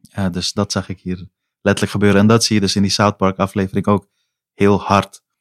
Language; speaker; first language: Dutch; early bilingual, other home language; Persian